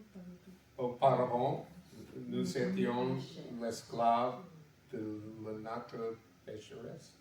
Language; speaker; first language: French; non-native, learner; English